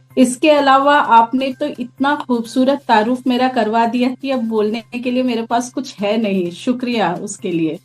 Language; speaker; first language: Urdu; native; Urdu